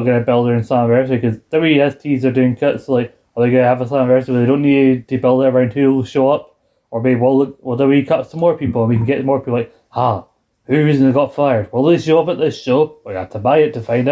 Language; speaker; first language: English; native; English